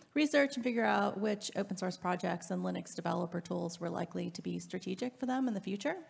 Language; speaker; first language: English; native; English